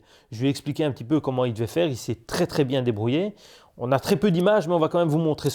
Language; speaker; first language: French; native; French